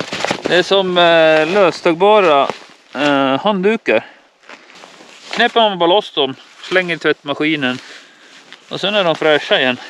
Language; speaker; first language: Swedish; native; Swedish